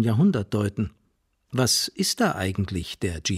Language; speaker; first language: German; native; German